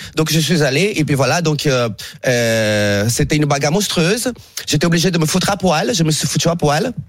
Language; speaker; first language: French; non-native, fluent; Portuguese